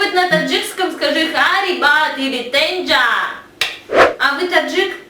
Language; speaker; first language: Russian; native; Russian